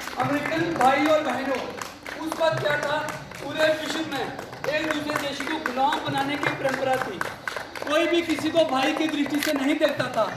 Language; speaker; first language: Hindi; non-native, local second language; Dogri